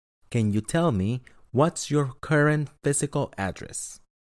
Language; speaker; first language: English; non-native, fluent; Spanish